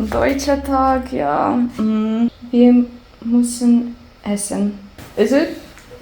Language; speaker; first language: German; non-native, learner; Slovenian